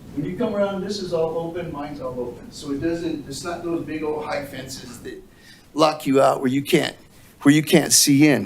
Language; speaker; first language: English; native; English